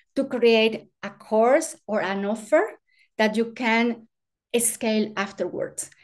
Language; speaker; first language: English; non-native, fluent; Spanish